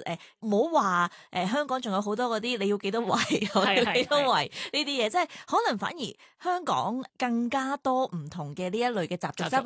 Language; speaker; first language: Cantonese; native; Cantonese